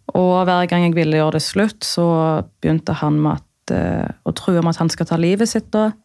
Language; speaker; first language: Norwegian; native; Norwegian